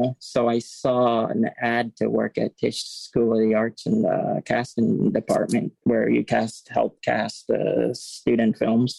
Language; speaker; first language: English; native; English